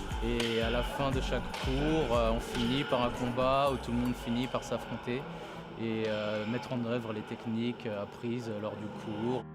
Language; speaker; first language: French; native; French